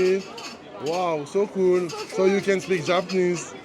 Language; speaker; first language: English; non-native, learner; French